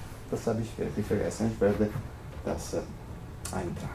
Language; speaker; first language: German; non-native, fluent; Italian